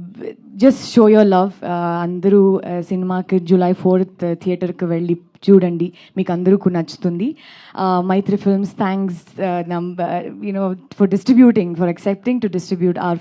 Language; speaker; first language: Telugu; non-native, local second language; Kannada